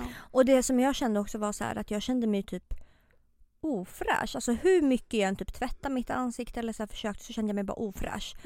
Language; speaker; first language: Swedish; native; Swedish